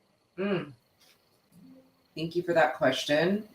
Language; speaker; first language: English; native; English